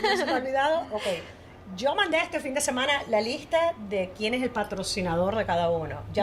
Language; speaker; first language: Spanish; native; Spanish